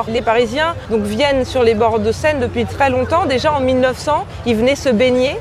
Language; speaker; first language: French; native; French